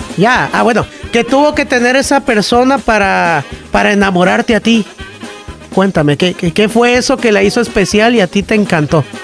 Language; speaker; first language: Spanish; native; Spanish